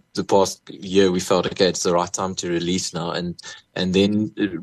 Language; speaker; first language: English; native; English